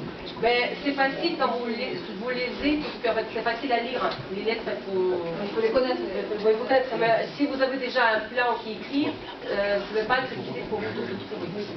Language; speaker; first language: French; non-native, fluent; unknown